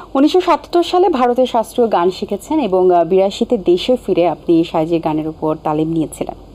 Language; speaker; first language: Bangla; native; Bangla